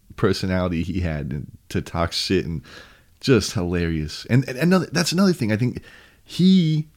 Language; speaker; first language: English; native; English